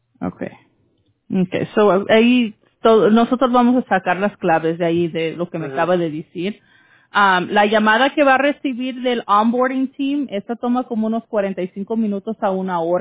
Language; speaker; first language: Spanish; early bilingual, heritage; Spanish